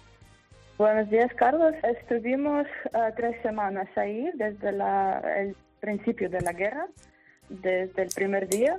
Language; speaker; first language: Spanish; non-native, fluent; Ukrainian